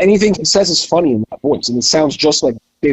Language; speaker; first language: English; native; English